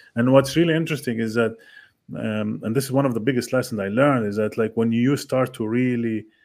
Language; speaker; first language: English; non-native, fluent; Arabic